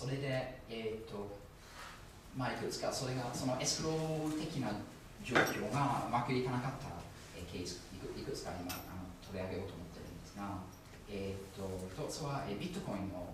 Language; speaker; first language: Japanese; non-native, fluent; English